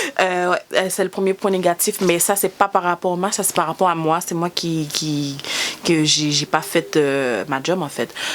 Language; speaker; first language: French; native; French